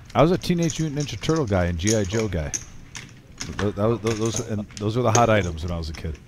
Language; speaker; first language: English; native; English